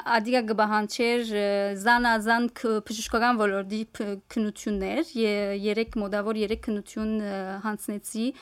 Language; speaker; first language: Armenian; native; Armenian